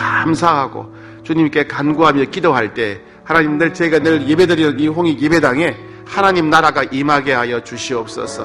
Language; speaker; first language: Korean; native; Korean